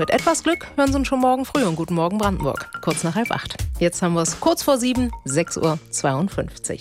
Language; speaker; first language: German; native; German